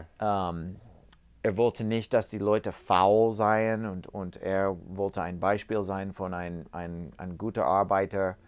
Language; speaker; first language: German; non-native, learner; English